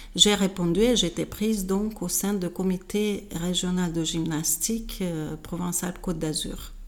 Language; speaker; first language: French; non-native, fluent; Hungarian